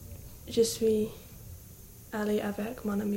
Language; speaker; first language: French; non-native, learner; English